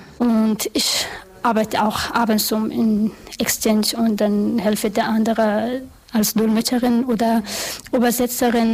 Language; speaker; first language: German; non-native, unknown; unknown